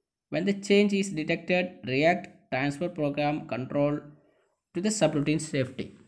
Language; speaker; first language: English; non-native, local second language; Malayalam